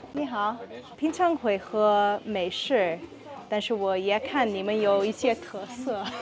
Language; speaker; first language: Chinese; non-native, fluent; English